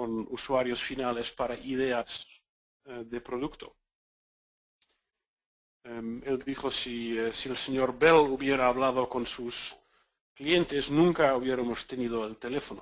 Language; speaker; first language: Spanish; non-native, fluent; Dutch